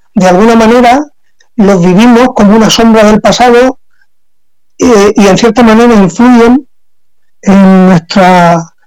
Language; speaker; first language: Spanish; native; Spanish